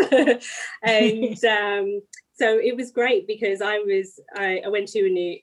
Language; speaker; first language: English; native; English